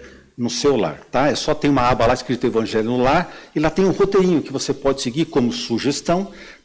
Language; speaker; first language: Portuguese; native; Portuguese